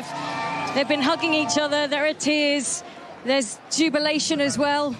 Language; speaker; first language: English; native; English